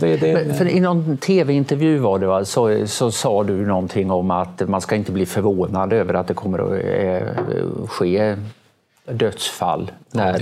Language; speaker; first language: Swedish; native; Swedish